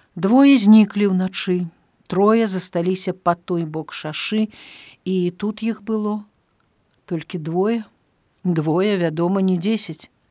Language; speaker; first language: Belarusian; native; Belarusian